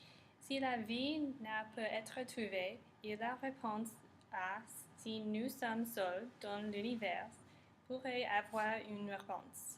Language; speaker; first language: French; non-native, learner; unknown